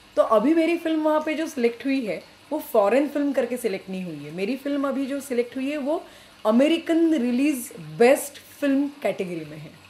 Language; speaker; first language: Hindi; non-native, local second language; Marathi